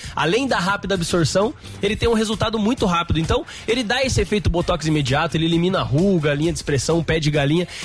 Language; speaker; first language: Portuguese; native; Portuguese